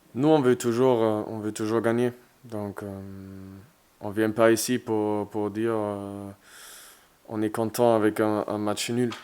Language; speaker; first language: French; non-native, fluent; German